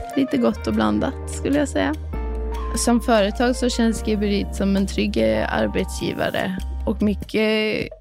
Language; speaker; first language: Swedish; native; Swedish